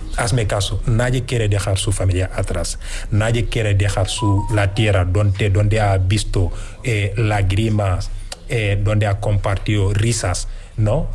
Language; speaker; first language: Spanish; non-native, fluent; Wolof